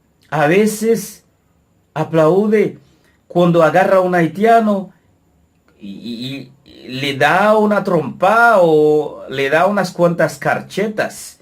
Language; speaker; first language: Spanish; non-native, fluent; Haitian Creole